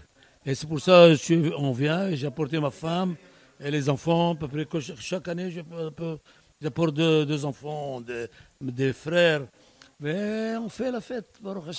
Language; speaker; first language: French; non-native, learner; Arabic